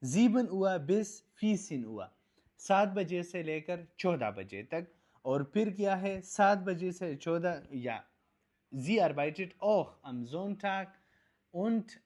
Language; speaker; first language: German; non-native, fluent; Urdu